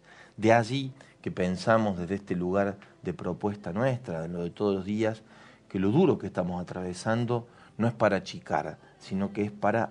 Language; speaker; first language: Spanish; native; Spanish